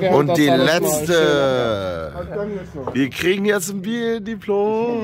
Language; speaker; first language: German; non-native, fluent; Korean